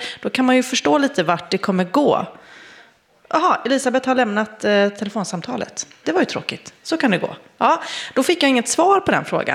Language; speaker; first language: Swedish; native; Swedish